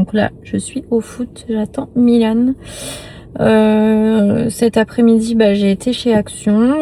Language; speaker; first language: French; native; French